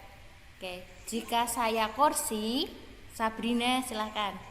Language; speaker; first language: Indonesian; native; Indonesian